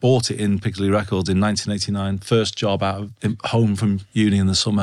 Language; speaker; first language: English; native; English